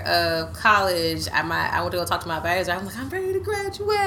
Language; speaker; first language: English; native; English